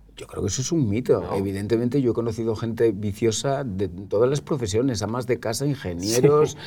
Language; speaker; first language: Spanish; native; Spanish